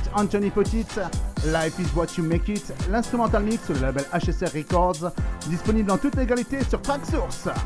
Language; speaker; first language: French; native; French